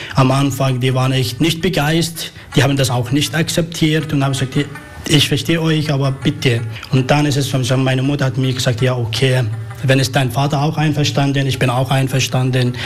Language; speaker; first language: German; non-native, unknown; Arabic